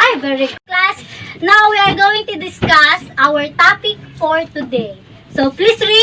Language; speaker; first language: English; non-native, local second language; Cebuano